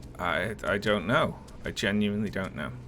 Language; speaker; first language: English; native; English